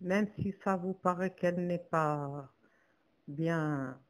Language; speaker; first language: French; non-native, local second language; Arabic